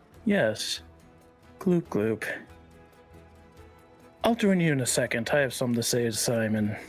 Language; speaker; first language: English; native; English